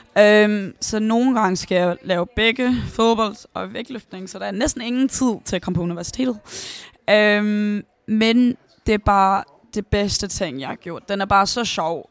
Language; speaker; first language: Danish; early bilingual, heritage; Danish